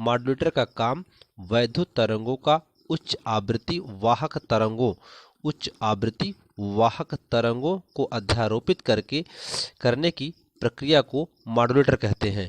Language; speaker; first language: Hindi; native; Hindi